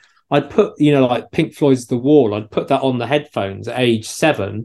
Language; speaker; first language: English; native; English